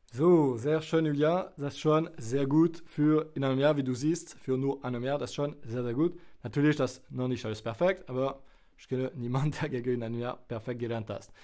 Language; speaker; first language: German; non-native, fluent; French